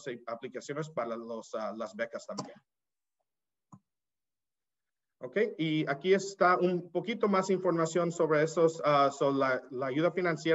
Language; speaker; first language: Spanish; early bilingual, heritage; Spanish